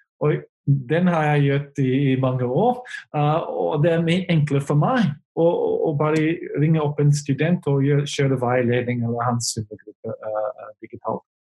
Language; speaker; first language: Norwegian; non-native, fluent; English